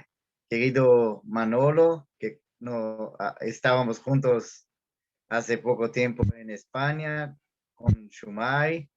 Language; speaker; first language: Spanish; non-native, learner; Portuguese